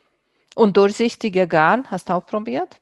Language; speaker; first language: German; non-native, fluent; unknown